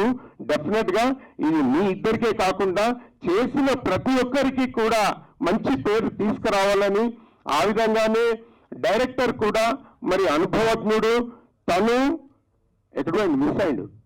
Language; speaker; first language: Telugu; native; Telugu